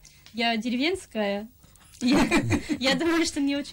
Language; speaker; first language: Russian; non-native, fluent; English